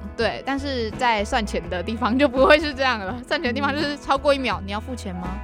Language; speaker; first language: Chinese; native; Chinese